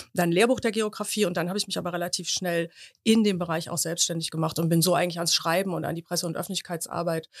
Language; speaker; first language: German; native; German